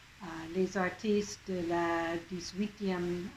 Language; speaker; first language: French; non-native, local second language; English